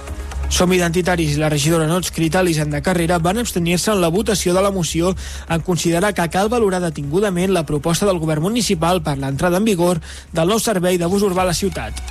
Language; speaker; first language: Catalan; native; Catalan